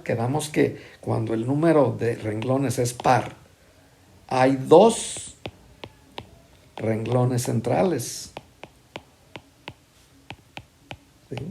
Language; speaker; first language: Spanish; native; Spanish